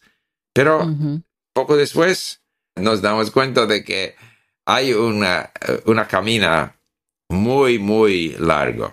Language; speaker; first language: Spanish; non-native, fluent; English